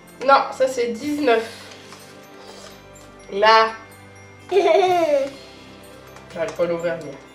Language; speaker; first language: French; native; French